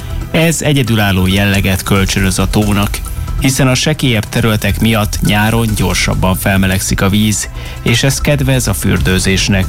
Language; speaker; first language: Hungarian; native; Hungarian